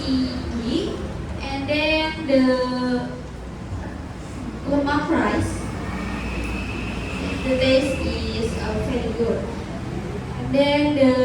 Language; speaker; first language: English; non-native, learner; Indonesian